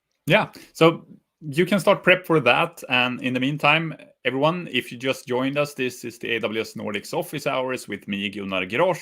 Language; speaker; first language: English; non-native, fluent; Swedish